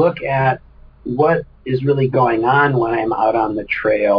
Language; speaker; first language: English; native; English